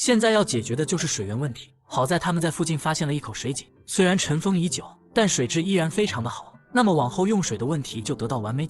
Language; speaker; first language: Chinese; native; Chinese